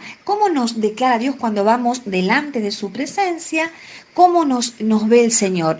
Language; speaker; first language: Spanish; native; Spanish